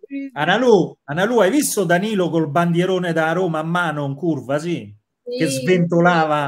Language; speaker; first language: Italian; native; Italian